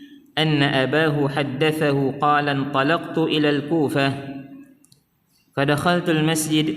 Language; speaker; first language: Arabic; non-native, fluent; Malay